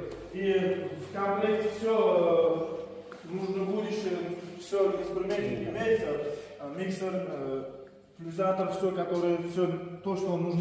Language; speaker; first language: Russian; non-native, fluent; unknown